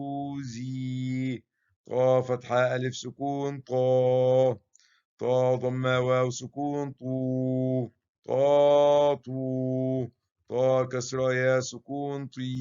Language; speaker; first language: Arabic; non-native, fluent; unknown